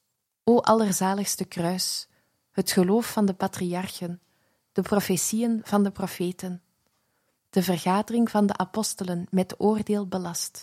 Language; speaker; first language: Dutch; native; Dutch